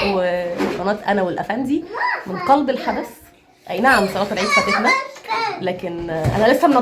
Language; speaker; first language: Arabic; native; Arabic